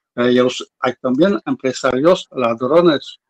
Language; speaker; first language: Spanish; non-native, fluent; Arabic